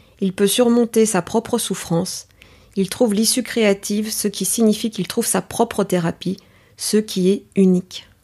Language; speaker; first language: French; native; French